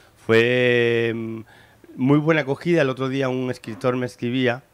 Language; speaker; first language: Spanish; native; Spanish